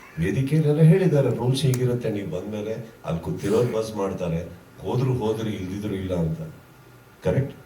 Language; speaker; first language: Kannada; native; Kannada